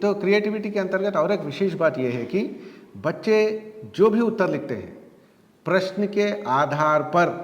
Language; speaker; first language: Hindi; non-native, local second language; Telugu